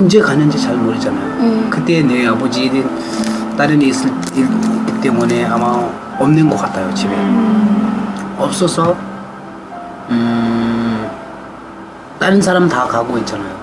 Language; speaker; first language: Korean; non-native, learner; Tibetan